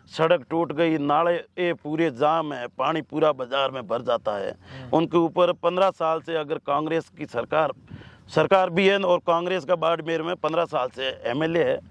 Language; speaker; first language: Hindi; native; Hindi